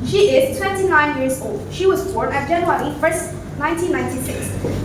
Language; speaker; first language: English; non-native, learner; Indonesian